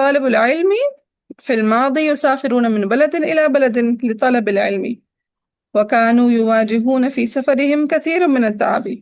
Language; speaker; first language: Arabic; non-native, fluent; Urdu